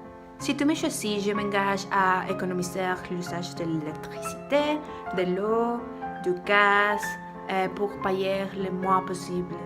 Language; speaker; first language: French; non-native, learner; Spanish